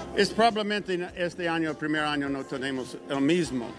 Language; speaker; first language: Spanish; non-native, learner; English